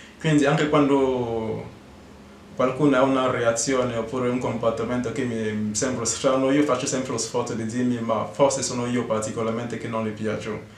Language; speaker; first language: Italian; non-native, fluent; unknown